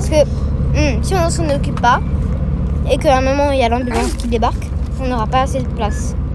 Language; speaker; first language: French; native; French